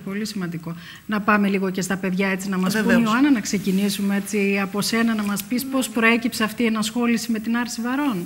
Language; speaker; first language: Greek; native; Greek